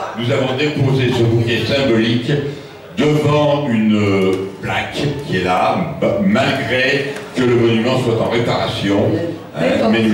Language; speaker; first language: French; native; French